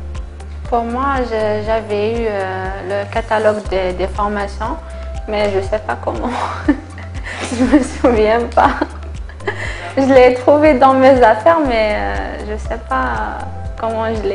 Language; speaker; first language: French; non-native, local second language; Kabyle